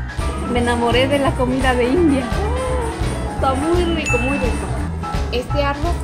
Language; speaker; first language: Spanish; non-native, fluent; Korean